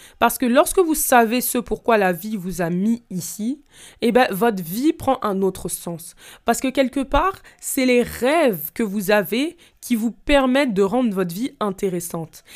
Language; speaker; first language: French; native; French